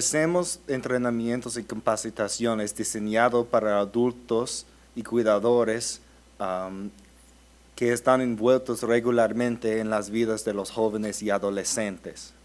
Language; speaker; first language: Spanish; early bilingual, heritage; Spanish